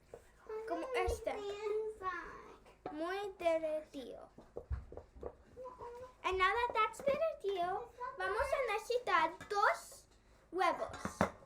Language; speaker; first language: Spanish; early bilingual, heritage; Spanish